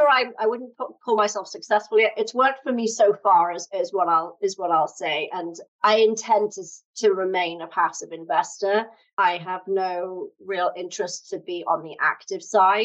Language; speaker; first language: English; native; English